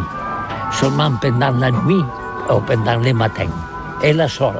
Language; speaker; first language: French; non-native, learner; Catalan